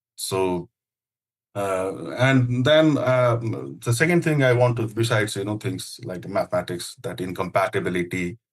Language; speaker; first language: English; non-native, local second language; Nepali